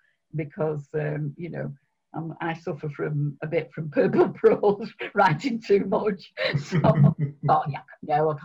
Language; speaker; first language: English; native; English